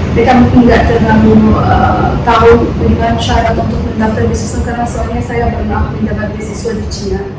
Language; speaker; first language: Indonesian; non-native, fluent; Arabic